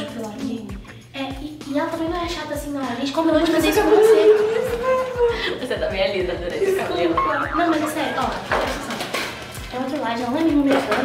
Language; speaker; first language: Portuguese; native; Portuguese